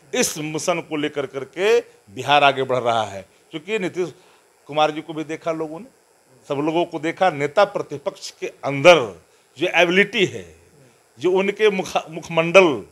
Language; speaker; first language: Hindi; native; Hindi